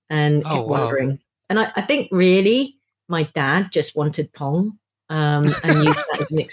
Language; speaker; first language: English; native; English